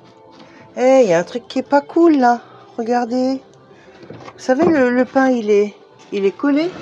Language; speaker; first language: French; native; French